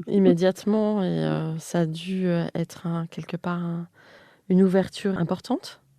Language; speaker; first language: French; native; French